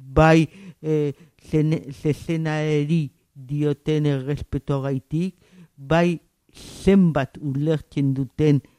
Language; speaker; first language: Basque; native; Basque